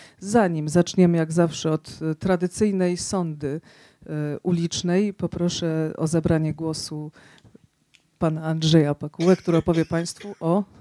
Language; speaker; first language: Polish; native; Polish